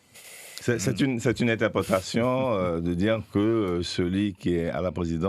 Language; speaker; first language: French; native; French